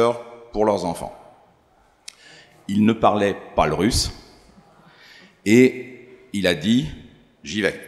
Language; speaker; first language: French; native; French